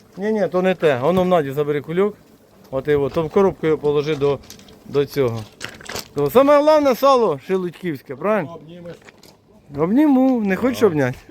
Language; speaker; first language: Ukrainian; native; Ukrainian